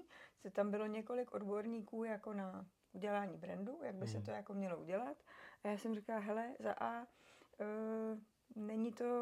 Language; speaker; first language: Czech; native; Czech